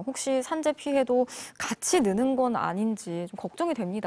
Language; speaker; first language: Korean; native; Korean